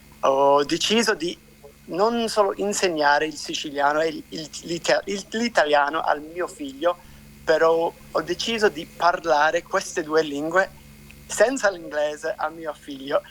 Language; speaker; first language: Italian; non-native, fluent; English